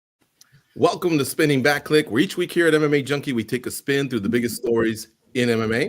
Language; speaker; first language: English; native; English